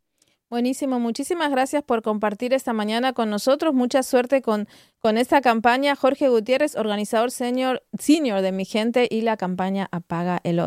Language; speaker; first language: Spanish; native; Spanish